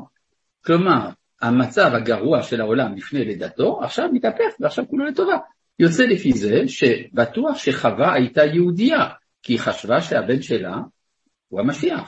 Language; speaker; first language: Hebrew; non-native, fluent; French